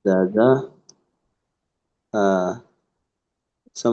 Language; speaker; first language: Arabic; native; Arabic